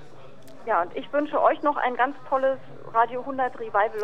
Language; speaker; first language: German; native; German